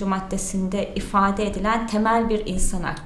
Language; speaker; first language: Turkish; native; Turkish